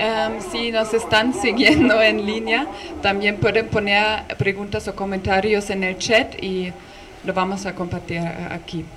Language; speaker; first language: Spanish; non-native, fluent; German